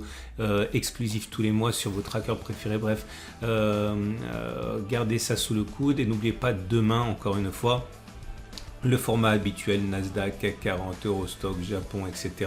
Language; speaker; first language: French; native; French